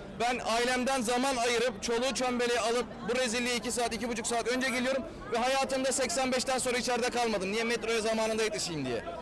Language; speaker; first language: Turkish; native; Turkish